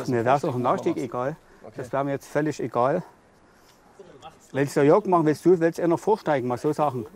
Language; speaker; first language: German; native; German